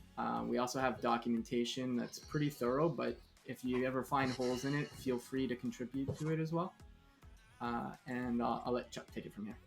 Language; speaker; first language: English; native; English